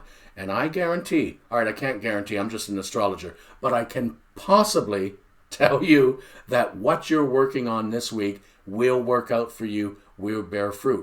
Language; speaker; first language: English; native; English